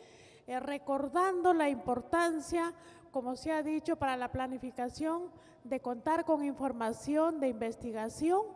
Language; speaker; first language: Spanish; native; Spanish